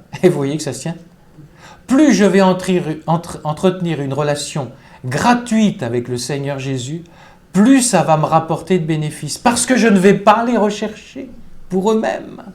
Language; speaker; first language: French; native; French